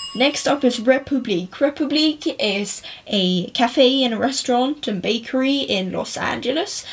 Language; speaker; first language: English; native; English